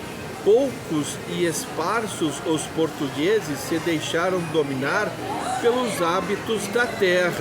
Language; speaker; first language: Portuguese; native; Portuguese